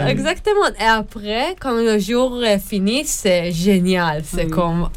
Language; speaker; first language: French; non-native, learner; Hebrew